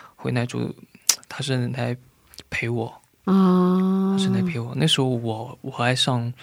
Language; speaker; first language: Chinese; native; Chinese